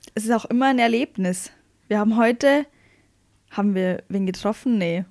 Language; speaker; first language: German; native; German